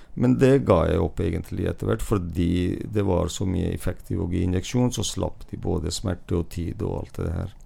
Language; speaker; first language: Norwegian; non-native, fluent; Hindi